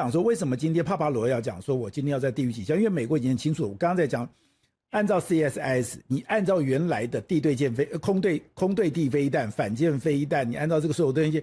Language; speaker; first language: Chinese; native; Chinese